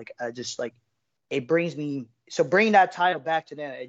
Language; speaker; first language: English; native; English